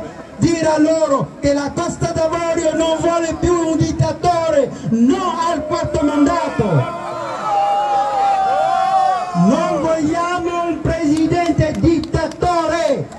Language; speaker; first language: Italian; non-native, fluent; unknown